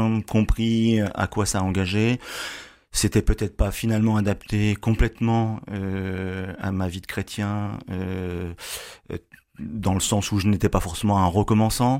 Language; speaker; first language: French; native; French